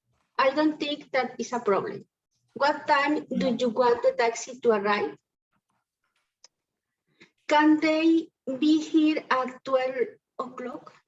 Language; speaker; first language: English; non-native, learner; Spanish